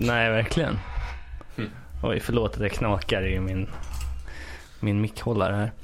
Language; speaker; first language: Swedish; native; Swedish